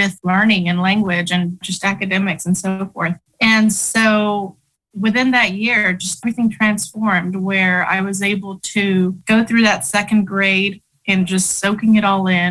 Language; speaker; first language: English; early bilingual, other home language; Spanish